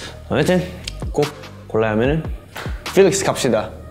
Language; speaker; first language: Korean; early bilingual, heritage; Korean